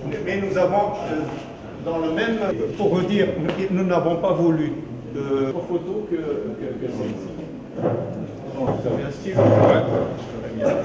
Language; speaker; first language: French; non-native, local second language; Arabic